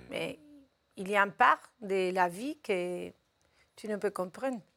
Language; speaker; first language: French; non-native, learner; Spanish